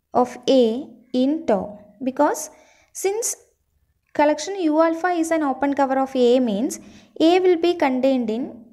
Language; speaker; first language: English; non-native, local second language; Malayalam